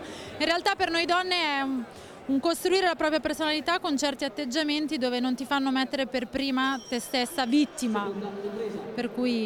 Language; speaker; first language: Italian; native; Italian